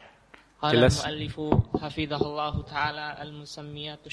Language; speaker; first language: Arabic; non-native, learner; Indonesian